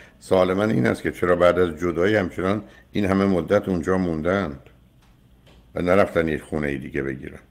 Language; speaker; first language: Persian; native; Persian